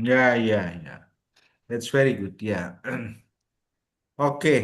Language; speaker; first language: English; non-native, learner; Indonesian